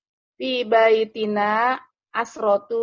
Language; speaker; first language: Arabic; non-native, learner; Indonesian